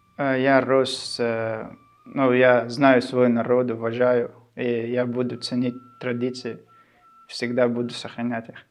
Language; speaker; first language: Russian; non-native, local second language; Shughni